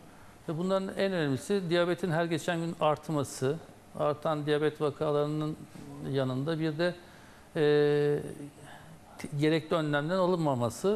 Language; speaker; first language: Turkish; native; Turkish